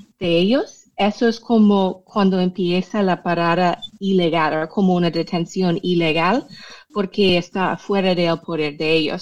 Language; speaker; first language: Spanish; non-native, fluent; English